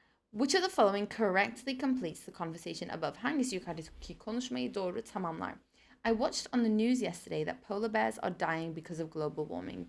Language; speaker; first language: English; non-native, fluent; Turkish